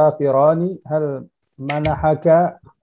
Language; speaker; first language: Arabic; non-native, learner; Indonesian